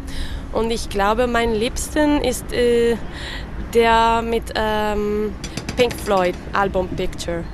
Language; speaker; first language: German; non-native, learner; French